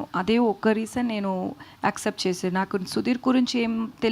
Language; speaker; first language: Telugu; non-native, learner; Tamil